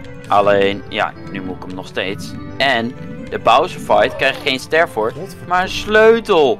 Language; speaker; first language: Dutch; native; Dutch